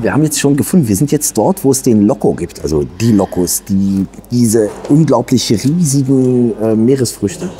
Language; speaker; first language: German; native; German